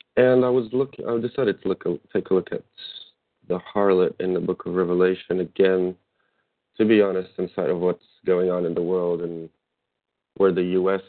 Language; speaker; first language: English; non-native, fluent; Russian